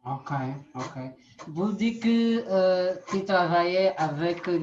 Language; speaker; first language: French; non-native, learner; Portuguese